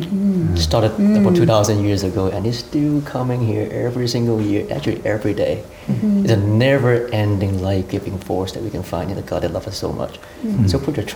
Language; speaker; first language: English; non-native, local second language; Cantonese